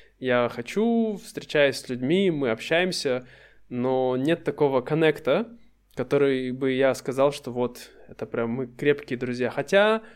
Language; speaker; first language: Russian; native; Russian